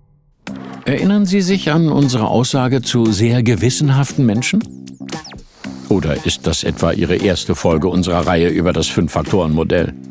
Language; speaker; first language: German; native; German